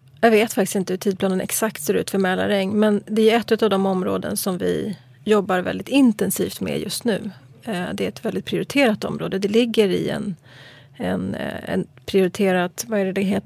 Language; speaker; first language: Swedish; native; Swedish